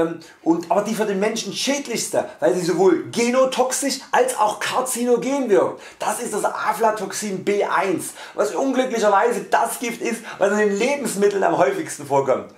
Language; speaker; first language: German; native; German